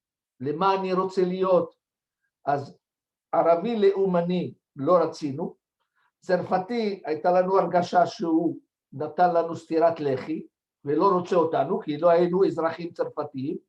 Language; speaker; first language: Hebrew; non-native, fluent; French